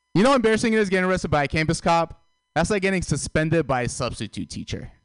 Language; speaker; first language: English; early bilingual, other home language; Russian